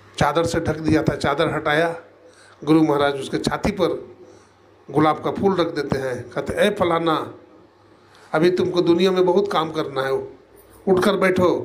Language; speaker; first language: Hindi; native; Hindi